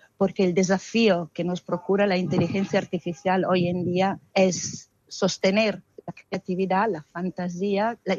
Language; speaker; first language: Spanish; non-native, fluent; Italian